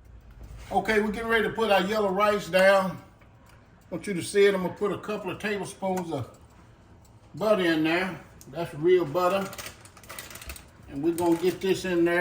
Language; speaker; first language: English; native; English